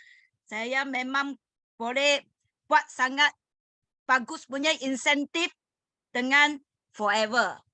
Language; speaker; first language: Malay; non-native, learner; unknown